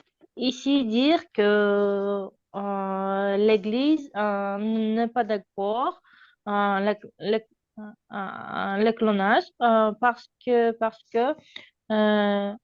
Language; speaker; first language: French; non-native, learner; Uzbek